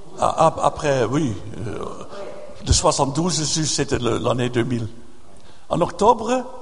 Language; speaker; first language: French; non-native, fluent; Dutch